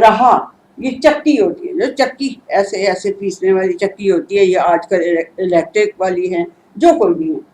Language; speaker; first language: Urdu; native; Urdu